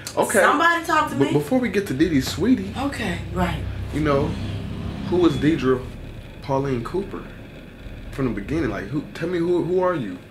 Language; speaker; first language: English; native; English